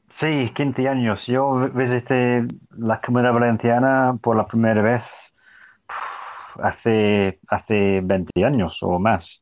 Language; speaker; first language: Spanish; non-native, fluent; English